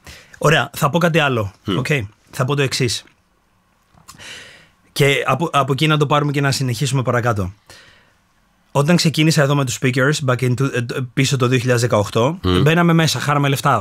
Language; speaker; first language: Greek; native; Greek